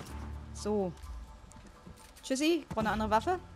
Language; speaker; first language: German; native; German